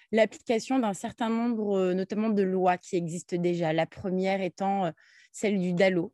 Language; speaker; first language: French; early bilingual, other home language; Arabic